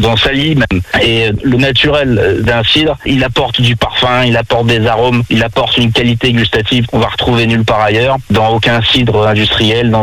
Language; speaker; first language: French; native; French